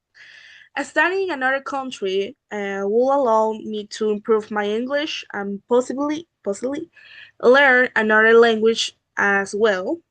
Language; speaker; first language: English; non-native, learner; Spanish